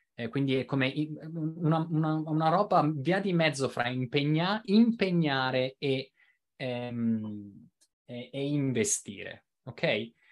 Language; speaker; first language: Italian; native; Italian